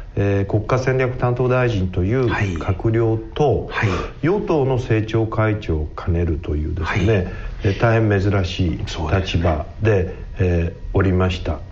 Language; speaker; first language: Japanese; native; Japanese